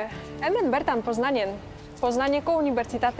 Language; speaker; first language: Basque; non-native, fluent; Polish